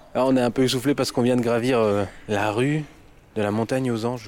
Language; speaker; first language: French; native; French